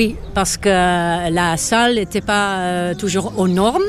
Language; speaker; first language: French; non-native, fluent; Dutch